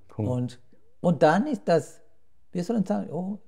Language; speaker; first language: German; non-native, fluent; Sinhala